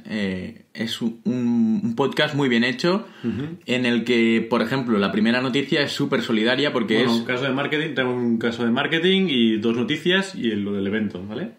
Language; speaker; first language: Spanish; native; Spanish